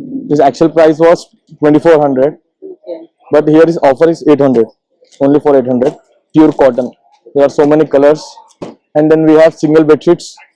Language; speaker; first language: English; non-native, local second language; Telugu